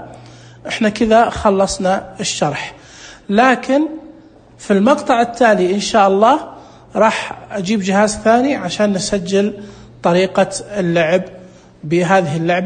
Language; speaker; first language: Arabic; native; Arabic